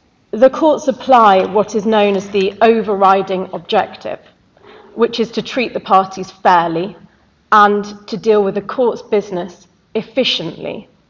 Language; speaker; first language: English; native; English